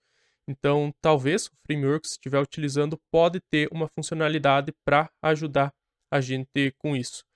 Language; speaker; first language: Portuguese; native; Portuguese